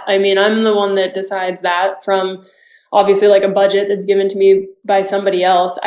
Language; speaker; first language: English; native; English